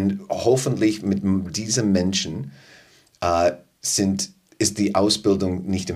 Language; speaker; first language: German; non-native, fluent; English